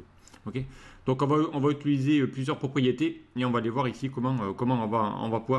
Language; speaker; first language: French; native; French